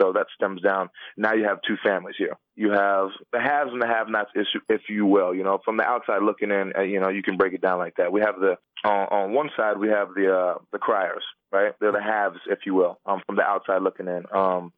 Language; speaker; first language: English; native; English